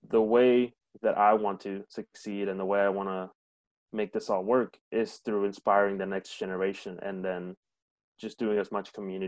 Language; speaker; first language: English; early bilingual, other home language; Spanish